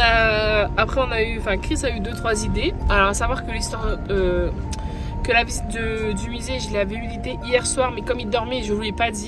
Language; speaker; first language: French; native; French